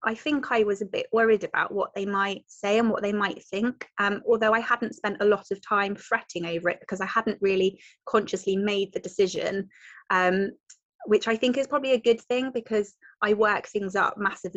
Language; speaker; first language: English; native; English